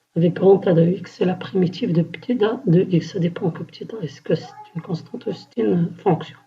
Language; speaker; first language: French; non-native, local second language; Arabic